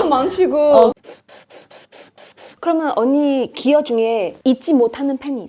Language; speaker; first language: Korean; non-native, fluent; Chinese